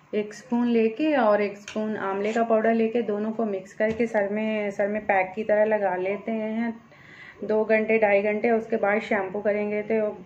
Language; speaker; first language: Hindi; non-native, local second language; Punjabi